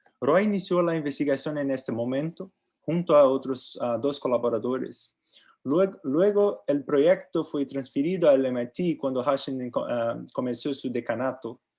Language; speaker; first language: Spanish; non-native, learner; Portuguese